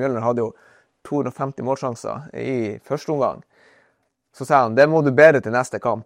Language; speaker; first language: Norwegian; native; Norwegian